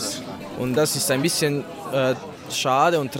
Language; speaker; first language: German; non-native, learner; Bosnian